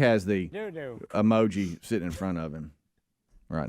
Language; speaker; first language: English; native; English